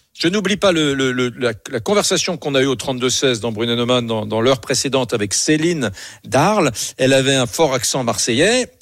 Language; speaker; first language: French; native; French